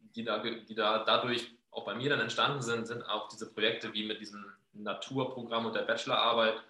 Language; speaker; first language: German; native; German